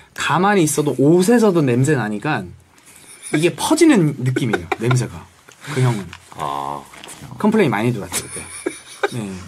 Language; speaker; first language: Korean; early bilingual, heritage; Korean